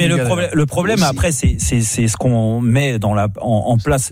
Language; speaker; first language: French; native; French